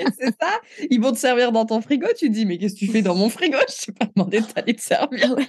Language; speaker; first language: French; native; French